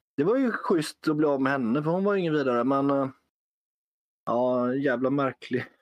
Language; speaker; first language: Swedish; native; Swedish